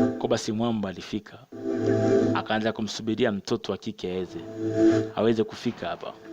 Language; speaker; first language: Swahili; native; Swahili